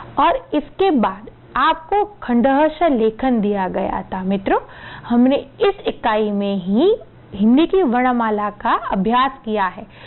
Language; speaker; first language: Hindi; non-native, local second language; Gujarati